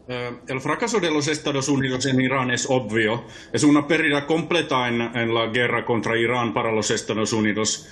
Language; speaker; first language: Spanish; non-native, fluent; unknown